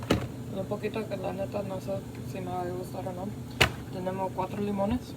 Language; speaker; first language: Spanish; early bilingual, heritage; Spanish